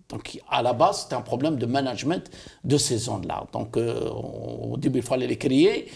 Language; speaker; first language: French; non-native, local second language; Arabic